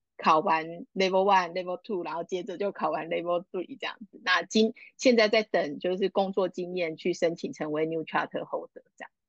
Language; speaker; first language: Chinese; native; Chinese